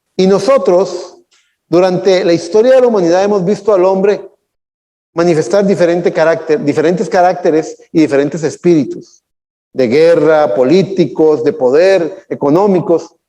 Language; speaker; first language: Spanish; native; Spanish